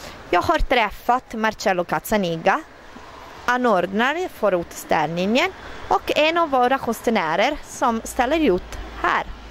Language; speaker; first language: Swedish; non-native, fluent; Italian